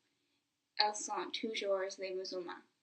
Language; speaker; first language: French; non-native, fluent; English